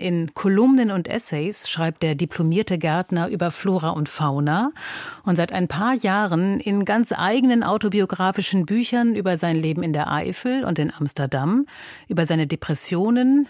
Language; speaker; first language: German; native; German